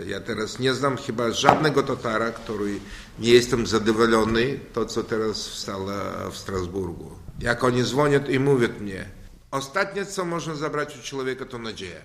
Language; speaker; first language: Polish; non-native, learner; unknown